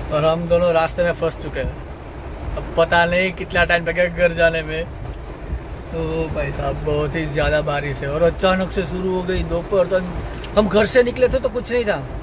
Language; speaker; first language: Hindi; non-native, local second language; Gujarati